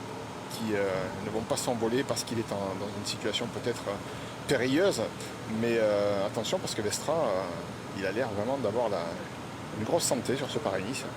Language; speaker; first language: French; native; French